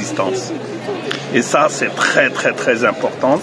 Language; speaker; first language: French; native; French